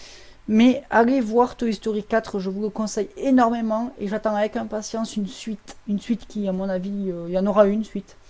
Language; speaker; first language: French; native; French